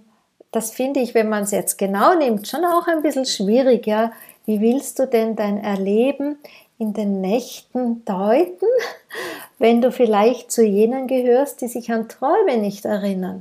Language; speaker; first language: German; native; German